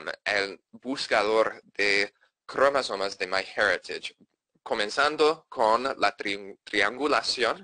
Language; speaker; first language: Spanish; non-native, fluent; English